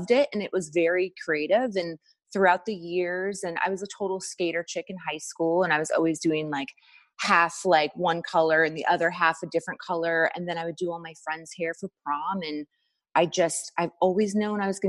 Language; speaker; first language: English; native; English